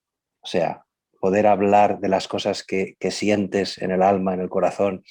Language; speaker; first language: Spanish; native; Spanish